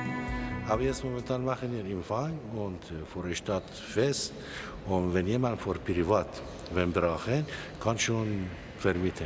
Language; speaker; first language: German; non-native, learner; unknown